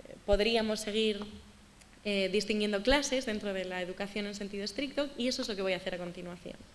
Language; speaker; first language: Spanish; native; Spanish